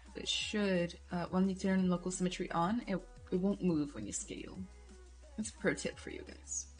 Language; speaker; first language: English; non-native, fluent; Portuguese